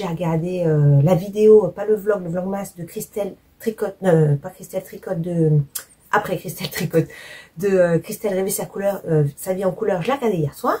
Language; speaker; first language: French; native; French